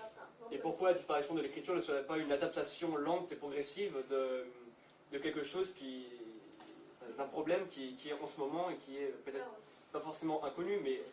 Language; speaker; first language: French; native; French